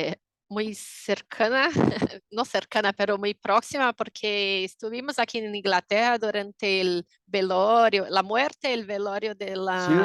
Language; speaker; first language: Spanish; non-native, fluent; Portuguese